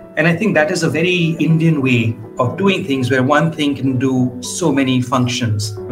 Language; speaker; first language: English; non-native, local second language; Hindi